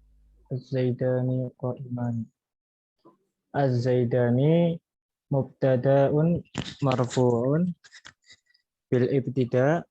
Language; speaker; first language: Arabic; non-native, learner; Indonesian